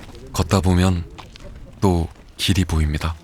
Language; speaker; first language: Korean; native; Korean